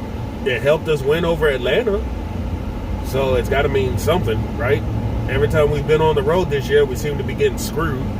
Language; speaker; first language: English; native; English